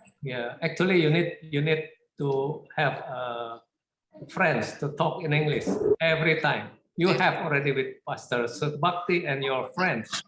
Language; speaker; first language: English; non-native, fluent; Indonesian